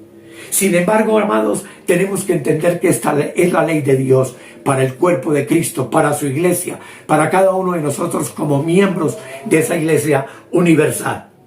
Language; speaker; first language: Spanish; native; Spanish